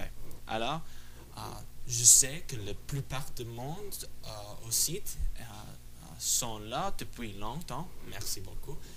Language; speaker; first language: French; non-native, fluent; English